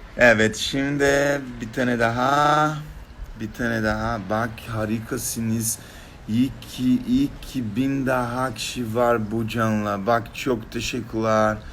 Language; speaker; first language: Turkish; non-native, learner; Portuguese